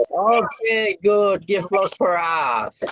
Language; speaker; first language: English; non-native, fluent; Indonesian